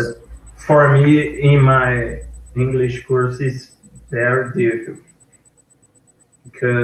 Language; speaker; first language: English; non-native, learner; Portuguese